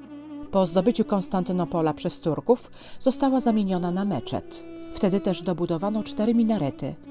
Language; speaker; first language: Polish; native; Polish